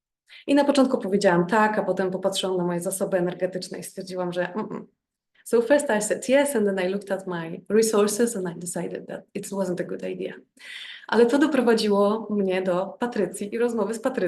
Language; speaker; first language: Polish; native; Polish